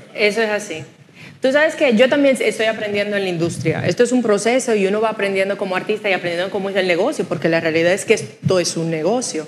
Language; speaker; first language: Spanish; non-native, fluent; Haitian Creole